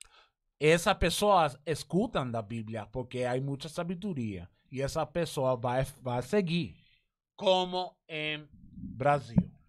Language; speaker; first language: Portuguese; non-native, learner; Spanish